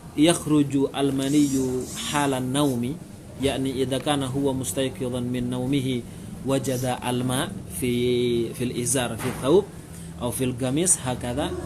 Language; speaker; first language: Arabic; non-native, fluent; Indonesian